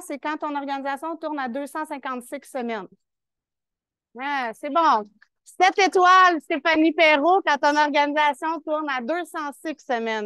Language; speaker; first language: French; native; French